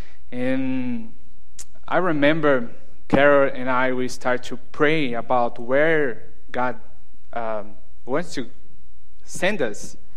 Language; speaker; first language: English; non-native, learner; Portuguese